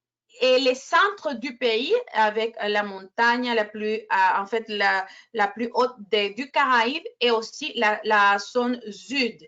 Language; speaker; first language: French; non-native, fluent; Spanish